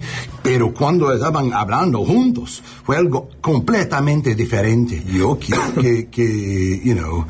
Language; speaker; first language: Spanish; non-native, learner; English